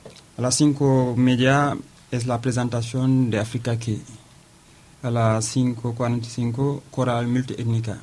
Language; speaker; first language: Spanish; non-native, learner; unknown